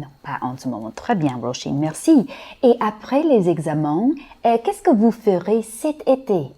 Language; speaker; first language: French; non-native, fluent; English